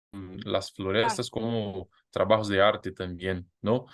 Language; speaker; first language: Spanish; non-native, fluent; Portuguese